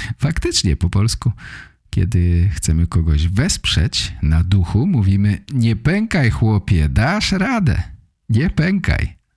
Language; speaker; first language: Polish; native; Polish